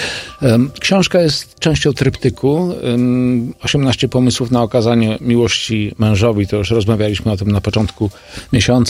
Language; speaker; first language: Polish; native; Polish